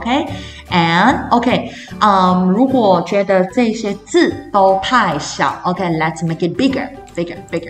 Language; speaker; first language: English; non-native, fluent; Chinese